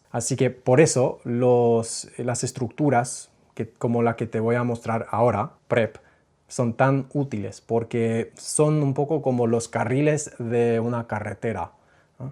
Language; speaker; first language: Spanish; non-native, fluent; English